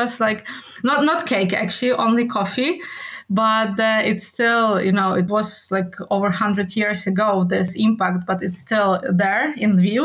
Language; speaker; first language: English; non-native, fluent; Ukrainian